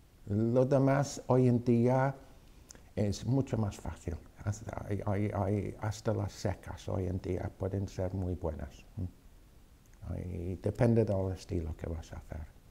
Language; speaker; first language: Spanish; non-native, fluent; English